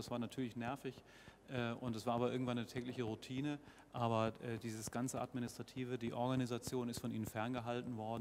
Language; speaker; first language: German; native; German